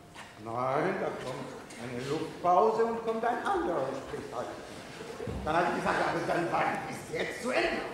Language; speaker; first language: German; non-native, fluent; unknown